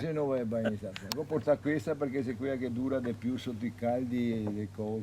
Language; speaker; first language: Italian; native; Italian